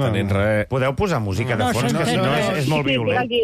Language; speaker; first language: Catalan; native; Catalan